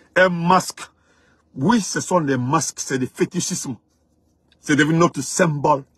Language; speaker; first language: French; non-native, local second language; Fula